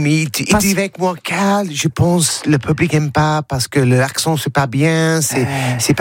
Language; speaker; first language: French; non-native, learner; English